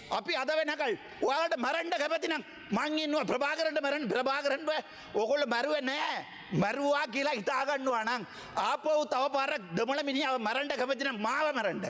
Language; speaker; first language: Sinhala; non-native, local second language; Tamil